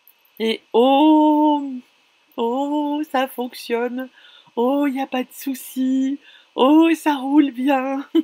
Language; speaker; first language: French; native; French